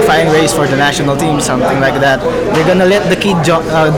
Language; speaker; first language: English; non-native, local second language; Pampanga